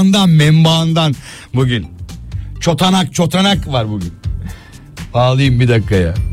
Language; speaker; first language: Turkish; native; Turkish